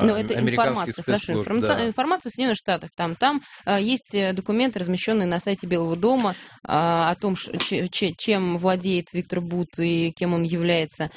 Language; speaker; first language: Russian; native; Russian